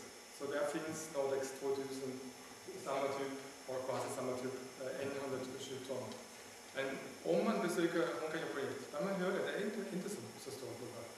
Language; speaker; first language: Swedish; non-native, learner; German